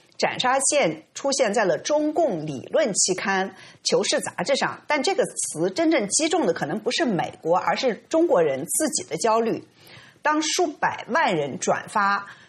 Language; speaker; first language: Chinese; native; Chinese